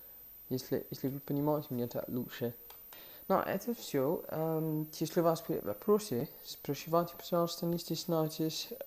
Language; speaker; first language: Russian; non-native, fluent; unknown